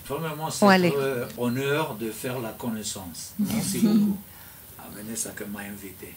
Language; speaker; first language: French; non-native, fluent; Hebrew